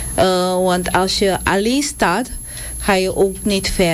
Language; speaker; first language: Dutch; non-native, local second language; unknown